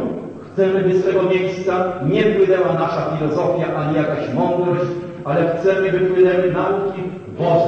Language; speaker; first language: Polish; native; Polish